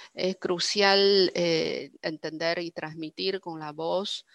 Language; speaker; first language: Spanish; non-native, fluent; Chinese